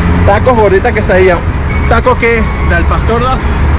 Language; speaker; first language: Spanish; native; Spanish